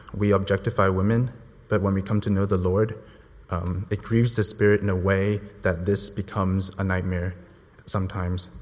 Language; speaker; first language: English; non-native, local second language; Cantonese